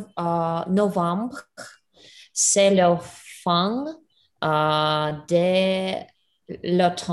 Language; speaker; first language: French; non-native, learner; English